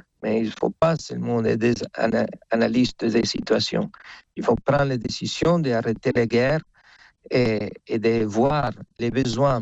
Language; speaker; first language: French; non-native, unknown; Spanish